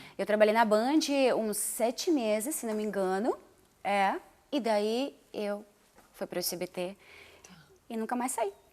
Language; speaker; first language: Portuguese; non-native, fluent; Russian